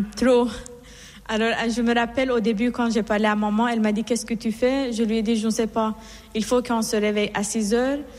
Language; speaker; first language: French; non-native, fluent; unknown